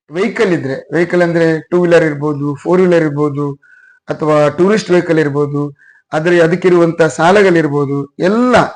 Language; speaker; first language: Kannada; non-native, local second language; Urdu